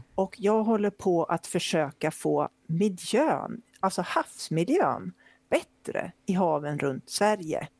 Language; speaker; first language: Swedish; native; Swedish